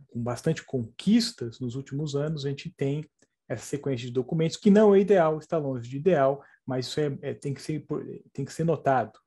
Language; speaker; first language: Portuguese; native; Portuguese